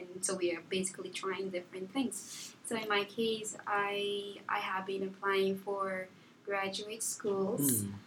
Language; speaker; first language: English; non-native, fluent; Portuguese